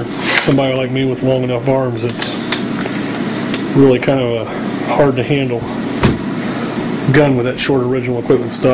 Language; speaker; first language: English; native; English